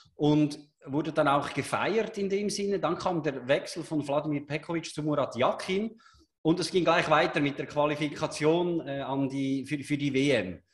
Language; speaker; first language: German; native; German